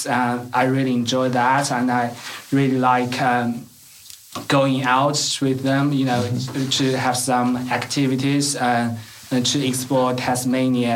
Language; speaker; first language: English; non-native, learner; Chinese